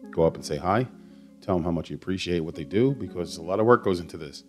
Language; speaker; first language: English; native; English